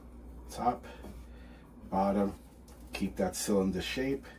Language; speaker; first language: English; native; English